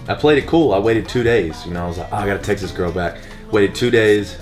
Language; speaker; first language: English; native; English